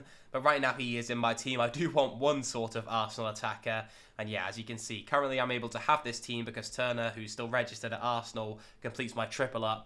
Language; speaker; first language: English; native; English